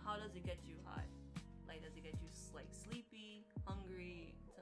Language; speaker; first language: English; early bilingual, other home language; Spanish